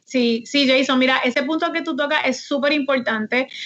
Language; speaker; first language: Spanish; native; Spanish